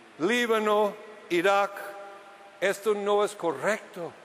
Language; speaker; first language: Spanish; non-native, fluent; English